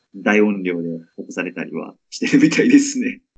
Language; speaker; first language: Japanese; native; Japanese